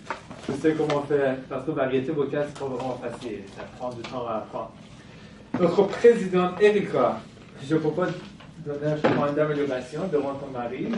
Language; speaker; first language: French; non-native, fluent; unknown